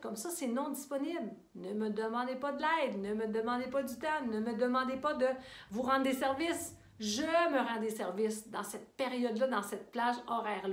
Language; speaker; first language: French; native; French